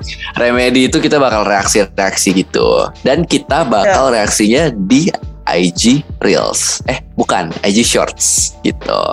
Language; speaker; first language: Indonesian; native; Indonesian